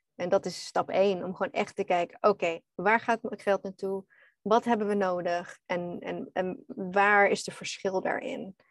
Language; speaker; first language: Dutch; non-native, fluent; English